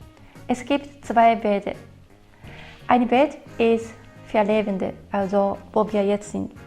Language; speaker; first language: German; non-native, fluent; Japanese